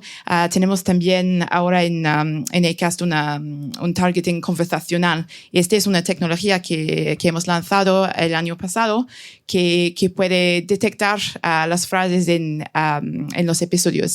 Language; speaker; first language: Spanish; non-native, fluent; French